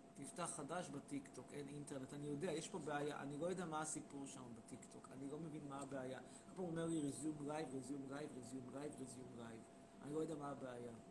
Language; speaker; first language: Hebrew; native; Hebrew